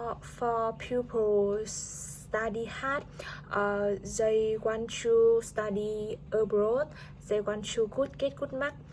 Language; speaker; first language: English; non-native, learner; Vietnamese